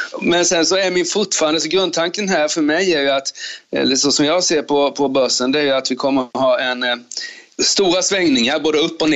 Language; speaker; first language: Swedish; native; Swedish